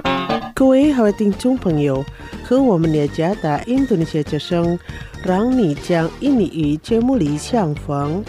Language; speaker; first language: Chinese; non-native, learner; Indonesian